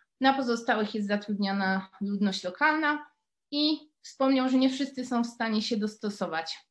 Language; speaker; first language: Polish; native; Polish